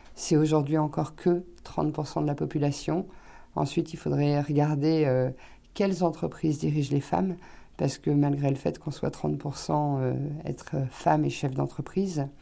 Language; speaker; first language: French; native; French